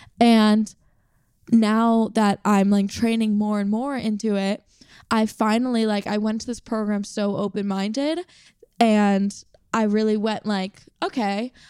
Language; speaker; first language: English; native; English